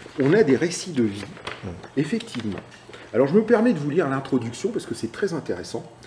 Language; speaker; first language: French; native; French